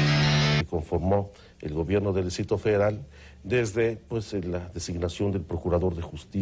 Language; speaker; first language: Spanish; native; Spanish